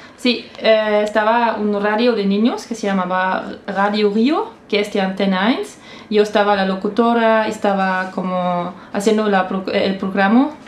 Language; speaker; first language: Spanish; non-native, fluent; German